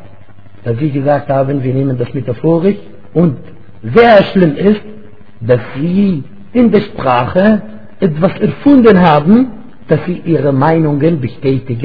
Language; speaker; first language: German; non-native, fluent; Arabic